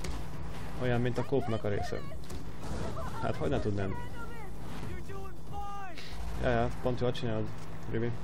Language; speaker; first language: Hungarian; native; Hungarian